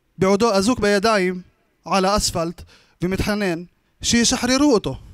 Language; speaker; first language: Hebrew; non-native, local second language; Arabic